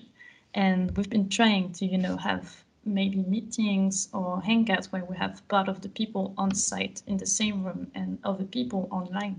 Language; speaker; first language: English; non-native, fluent; French